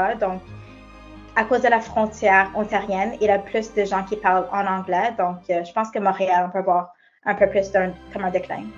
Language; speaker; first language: French; non-native, local second language; English